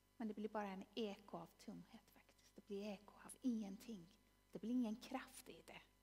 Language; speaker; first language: Swedish; non-native, fluent; Persian